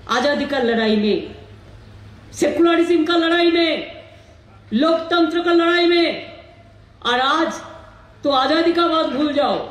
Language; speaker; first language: Hindi; non-native, local second language; Bangla